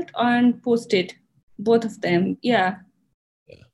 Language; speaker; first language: English; non-native, local second language; Nepali